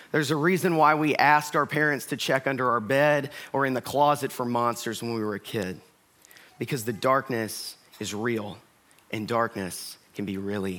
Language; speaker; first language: English; native; English